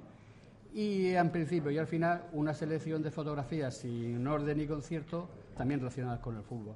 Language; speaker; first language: Spanish; native; Spanish